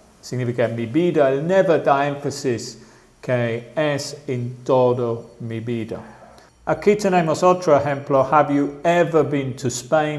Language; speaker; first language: Spanish; non-native, fluent; English